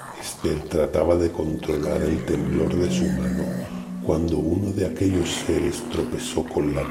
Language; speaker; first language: Spanish; native; Spanish